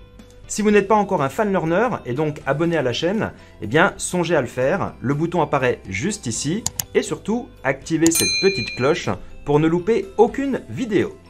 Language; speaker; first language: French; native; French